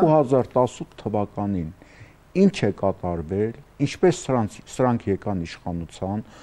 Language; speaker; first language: Armenian; native; Armenian